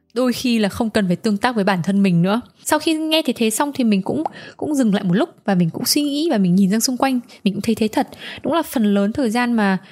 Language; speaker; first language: Vietnamese; native; Vietnamese